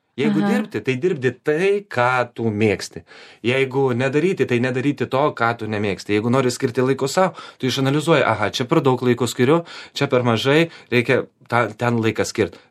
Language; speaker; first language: Lithuanian; non-native, local second language; Polish